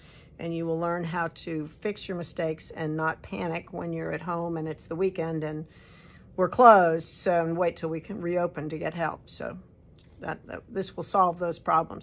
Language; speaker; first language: English; native; English